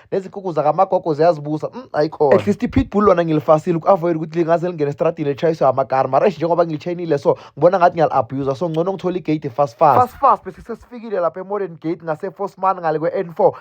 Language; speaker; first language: Zulu; non-native, local second language; South Ndebele